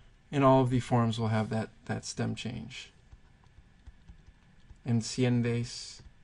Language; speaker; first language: English; native; English